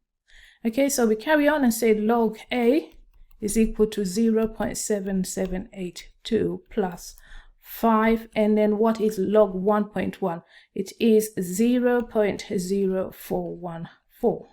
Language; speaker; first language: English; non-native, local second language; Swahili